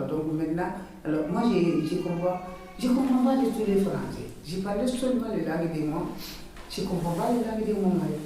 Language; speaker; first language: French; non-native, learner; Bambara